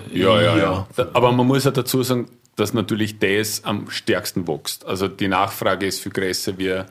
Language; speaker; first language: German; native; German